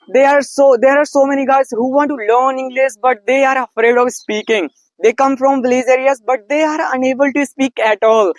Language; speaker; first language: English; non-native, learner; Hindi